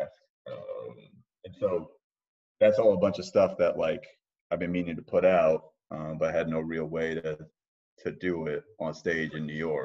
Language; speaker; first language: English; native; English